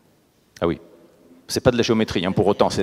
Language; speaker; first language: French; native; French